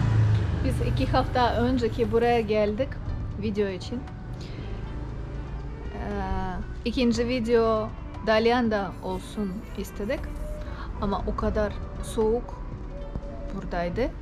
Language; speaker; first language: Turkish; non-native, learner; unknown